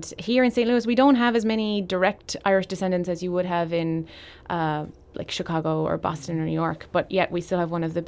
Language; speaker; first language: English; native; English